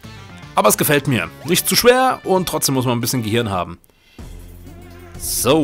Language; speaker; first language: German; native; German